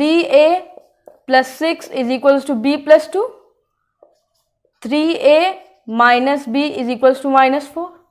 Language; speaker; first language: English; non-native, local second language; Hindi